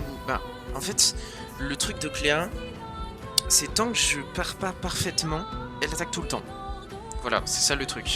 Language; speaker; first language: French; native; French